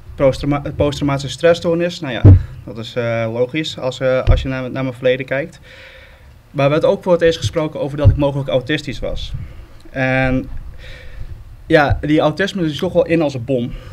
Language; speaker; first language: Dutch; non-native, local second language; Western Frisian